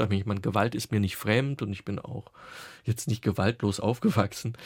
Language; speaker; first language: German; native; German